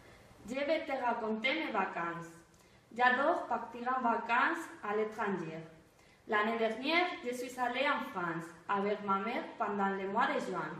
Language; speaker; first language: French; non-native, learner; Spanish